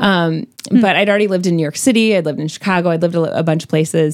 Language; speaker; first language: English; native; English